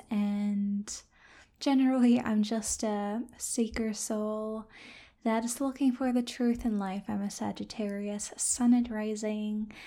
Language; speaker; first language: English; non-native, fluent; German